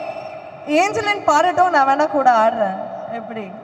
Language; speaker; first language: Tamil; native; Tamil